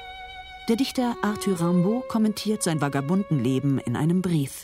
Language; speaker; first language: German; native; German